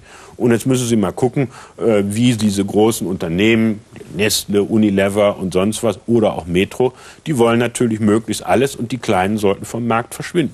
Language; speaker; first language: German; native; German